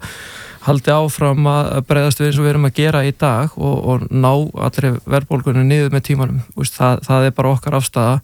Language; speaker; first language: Icelandic; native; Icelandic